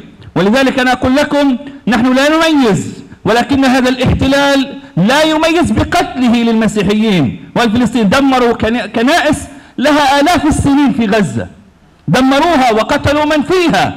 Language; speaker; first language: Arabic; native; Arabic